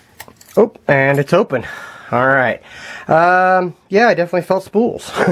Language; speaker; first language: English; native; English